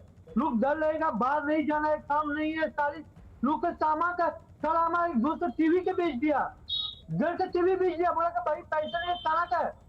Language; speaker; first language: Hindi; non-native, learner; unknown